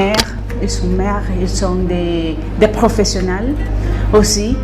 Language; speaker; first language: French; non-native, fluent; Spanish